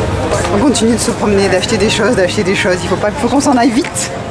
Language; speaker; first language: French; native; French